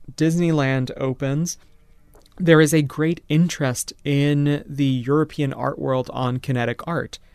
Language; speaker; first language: English; native; English